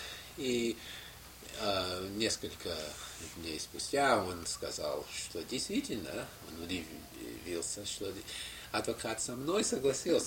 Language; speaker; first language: Russian; non-native, fluent; English